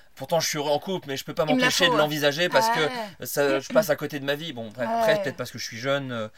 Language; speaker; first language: French; native; French